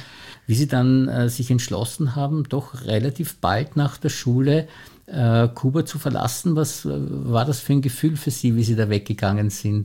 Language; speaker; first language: German; native; German